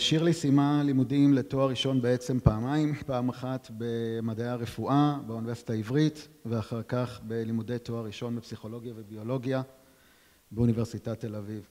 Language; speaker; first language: Hebrew; native; Hebrew